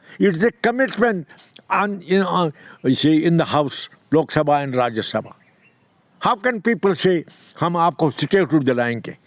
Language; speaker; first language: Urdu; non-native, local second language; Kashmiri